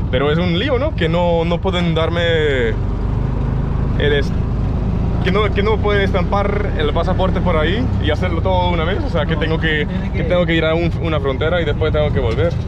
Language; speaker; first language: Spanish; non-native, fluent; English